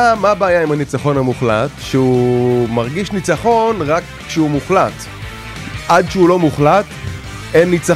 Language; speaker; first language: Hebrew; native; Hebrew